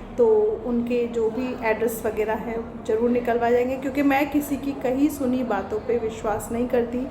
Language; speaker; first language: Hindi; native; Hindi